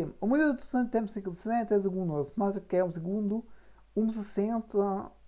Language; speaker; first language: Portuguese; non-native, learner; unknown